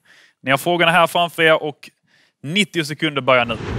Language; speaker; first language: Swedish; native; Swedish